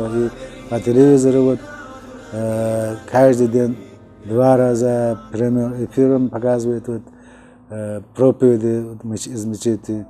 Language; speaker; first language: Russian; non-native, local second language; Uzbek